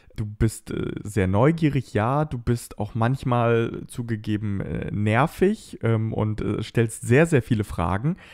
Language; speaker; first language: German; native; German